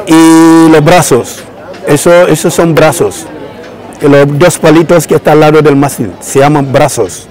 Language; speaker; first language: Spanish; non-native, fluent; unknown